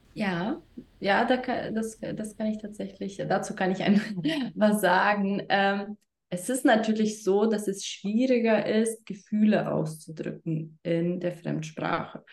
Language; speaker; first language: German; non-native, fluent; Lithuanian